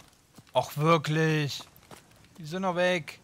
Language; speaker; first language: German; native; German